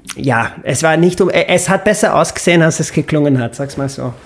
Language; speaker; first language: German; non-native, fluent; English